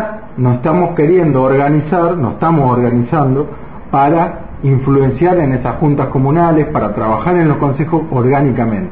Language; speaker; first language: Spanish; native; Spanish